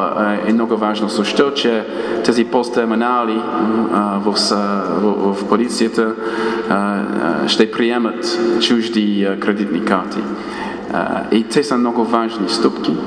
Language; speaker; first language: Bulgarian; non-native, fluent; English